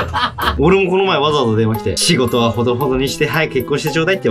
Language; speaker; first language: Japanese; native; Japanese